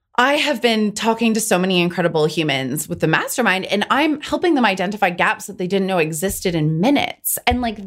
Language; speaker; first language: English; native; English